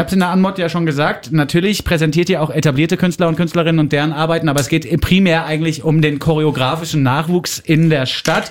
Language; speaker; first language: German; native; German